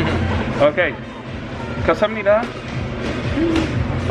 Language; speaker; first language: Korean; non-native, learner; English